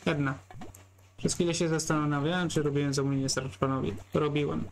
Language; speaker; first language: Polish; native; Polish